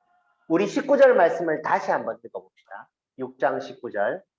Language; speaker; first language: Korean; native; Korean